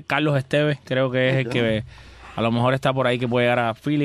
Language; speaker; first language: Spanish; native; Spanish